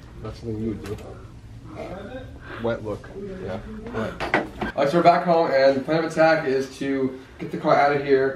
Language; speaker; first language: English; native; English